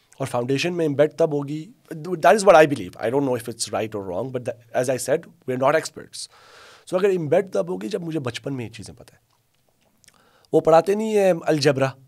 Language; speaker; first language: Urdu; non-native, local second language; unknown